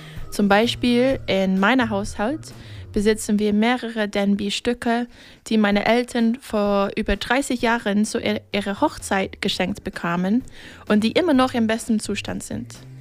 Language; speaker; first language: German; non-native, fluent; English